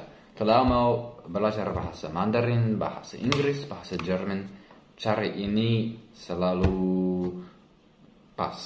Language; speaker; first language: Indonesian; non-native, learner; English